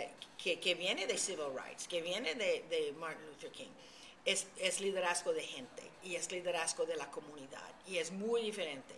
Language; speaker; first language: Spanish; early bilingual, heritage; Spanish